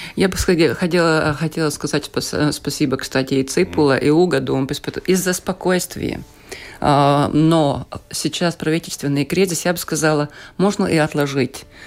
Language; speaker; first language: Russian; non-native, local second language; Latvian